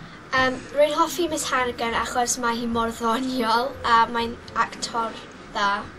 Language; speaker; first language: Welsh; non-native, local second language; English